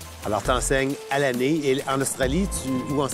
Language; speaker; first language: French; native; French